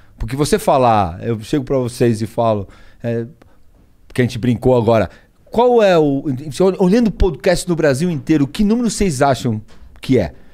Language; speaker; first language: Portuguese; early bilingual, other home language; Spanish